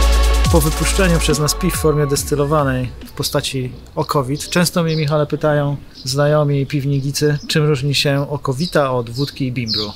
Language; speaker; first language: Polish; native; Polish